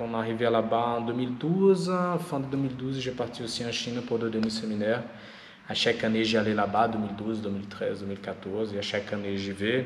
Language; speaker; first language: French; non-native, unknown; Portuguese